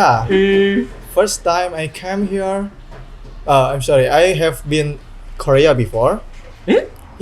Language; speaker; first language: English; non-native, learner; Indonesian